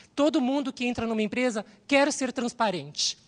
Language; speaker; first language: Portuguese; native; Portuguese